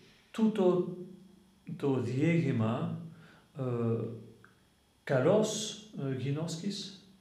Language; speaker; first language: Greek; non-native, fluent; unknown